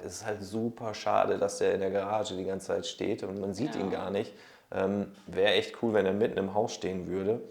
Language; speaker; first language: German; native; German